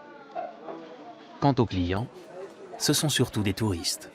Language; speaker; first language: French; native; French